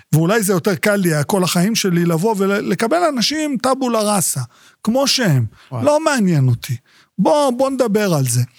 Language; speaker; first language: Hebrew; native; Hebrew